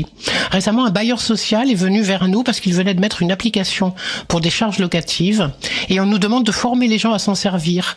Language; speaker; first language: French; native; French